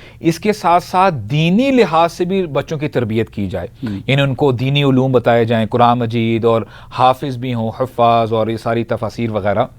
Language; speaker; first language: Urdu; early bilingual, heritage; Urdu